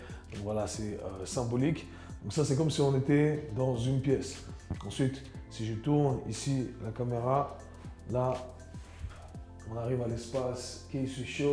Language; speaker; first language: French; native; French